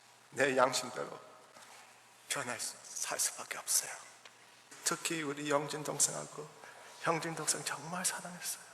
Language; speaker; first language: Korean; early bilingual, heritage; English